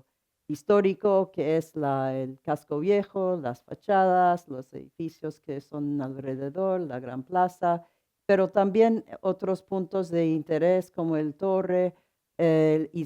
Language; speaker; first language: Spanish; non-native, fluent; English